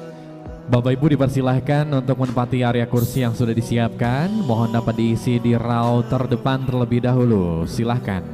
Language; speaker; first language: Indonesian; native; Indonesian